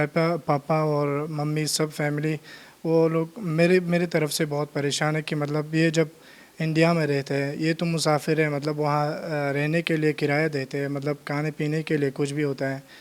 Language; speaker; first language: Hindi; non-native, learner; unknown